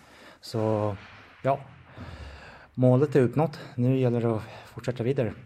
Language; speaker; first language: Swedish; non-native, fluent; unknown